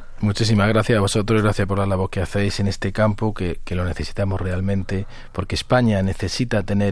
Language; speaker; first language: Spanish; native; Spanish